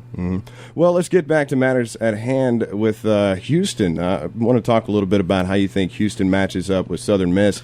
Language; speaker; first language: English; native; English